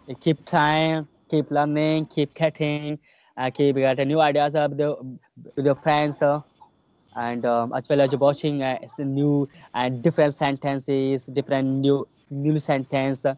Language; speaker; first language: English; non-native, learner; Hindi